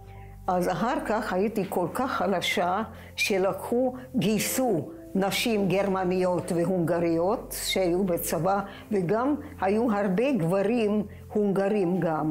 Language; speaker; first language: Hebrew; non-native, fluent; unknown